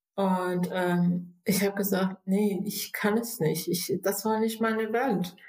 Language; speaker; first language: German; non-native, fluent; Persian